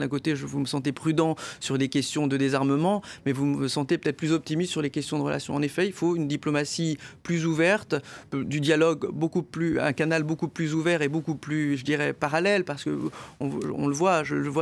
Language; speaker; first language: French; native; French